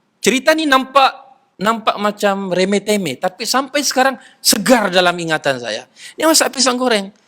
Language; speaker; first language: Malay; non-native, local second language; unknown